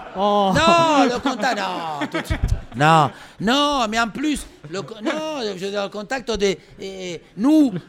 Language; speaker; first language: French; non-native, fluent; Spanish